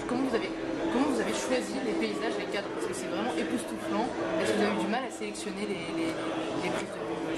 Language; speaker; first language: French; native; French